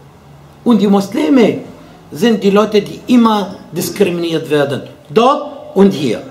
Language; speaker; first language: German; non-native, fluent; Arabic